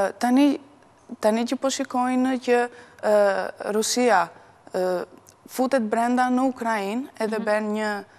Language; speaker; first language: Albanian; early bilingual, heritage; Albanian